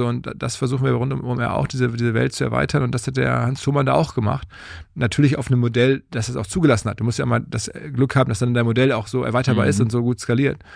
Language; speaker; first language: German; native; German